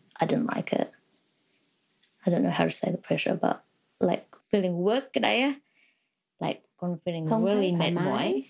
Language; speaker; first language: English; early bilingual, other home language; Vietnamese